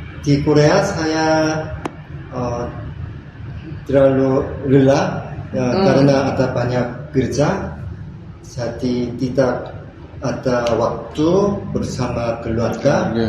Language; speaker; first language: Indonesian; non-native, learner; Korean